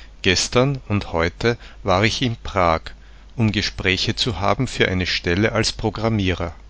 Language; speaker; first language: German; non-native, learner; Czech